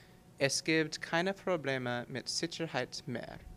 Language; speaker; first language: German; non-native, learner; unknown